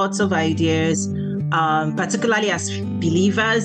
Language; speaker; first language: English; non-native, local second language; Yoruba